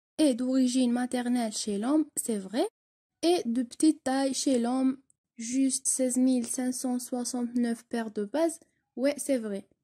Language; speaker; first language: French; non-native, local second language; Arabic